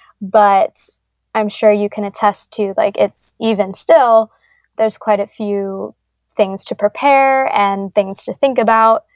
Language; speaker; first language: English; native; English